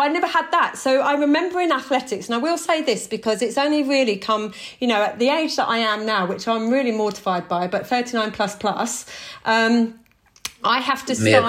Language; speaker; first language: English; native; English